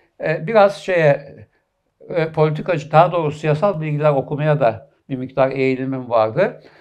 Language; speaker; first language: Turkish; native; Turkish